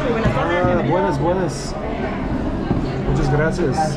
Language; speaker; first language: Spanish; non-native, learner; English